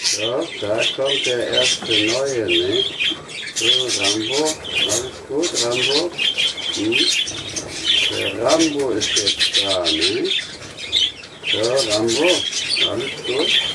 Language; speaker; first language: German; native; German